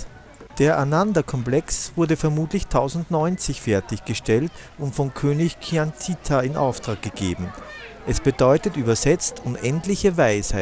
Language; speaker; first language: German; native; German